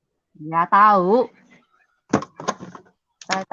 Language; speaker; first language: Indonesian; non-native, learner; Cantonese